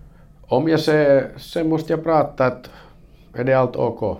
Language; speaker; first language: Swedish; non-native, fluent; Finnish